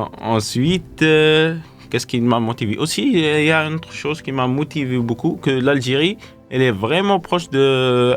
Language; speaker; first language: French; non-native, local second language; Kabyle